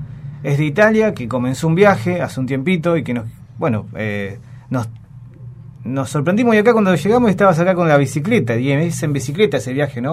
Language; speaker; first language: Spanish; native; Spanish